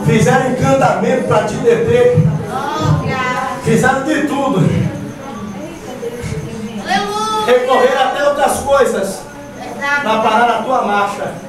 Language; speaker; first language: Portuguese; native; Portuguese